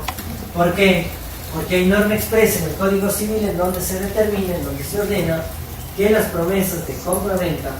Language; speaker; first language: Spanish; native; Spanish